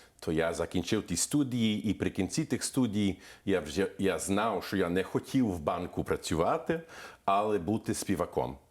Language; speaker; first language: Ukrainian; early bilingual, heritage; Ukrainian